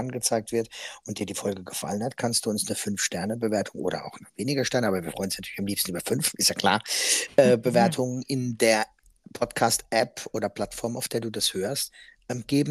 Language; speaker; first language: German; native; German